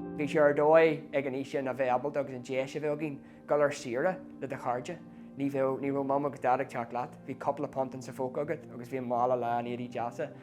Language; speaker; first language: Irish; non-native, local second language; English